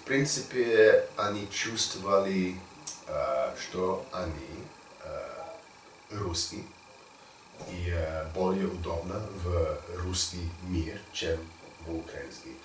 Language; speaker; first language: Russian; non-native, learner; English